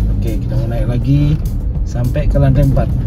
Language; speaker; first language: Indonesian; native; Indonesian